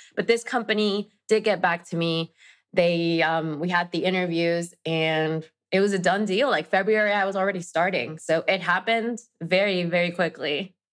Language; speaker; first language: English; non-native, fluent; Spanish